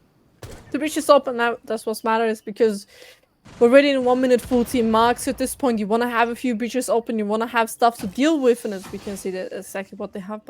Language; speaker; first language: English; non-native, fluent; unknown